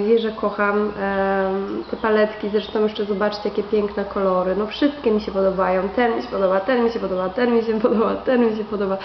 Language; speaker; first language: Polish; native; Polish